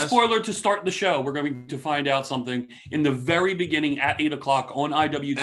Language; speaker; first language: English; native; English